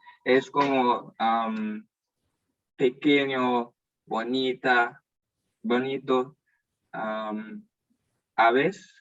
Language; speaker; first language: Spanish; non-native, learner; English